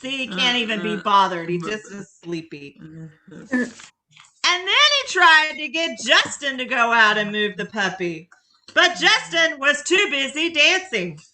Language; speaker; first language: English; native; English